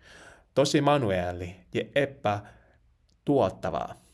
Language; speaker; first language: Finnish; non-native, learner; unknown